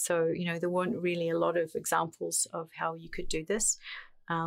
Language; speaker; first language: English; native; English